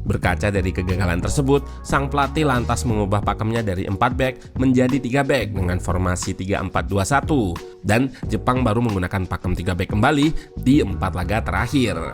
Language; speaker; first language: Indonesian; native; Indonesian